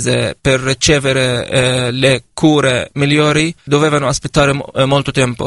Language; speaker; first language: Italian; non-native, fluent; Arabic